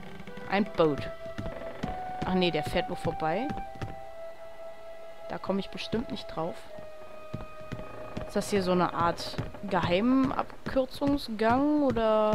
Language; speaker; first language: German; native; German